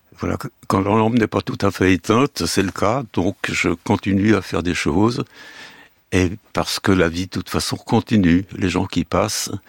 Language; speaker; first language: French; early bilingual, other home language; Yiddish